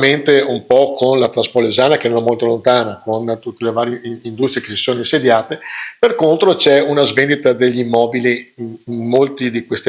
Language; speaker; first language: Italian; native; Italian